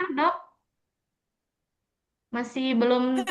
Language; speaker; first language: Indonesian; native; Indonesian